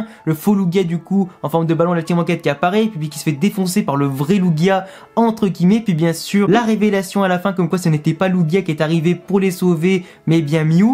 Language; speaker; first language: French; native; French